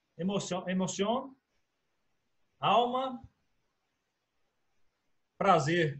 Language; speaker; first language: Spanish; non-native, learner; Portuguese